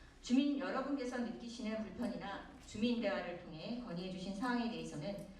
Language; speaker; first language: Korean; native; Korean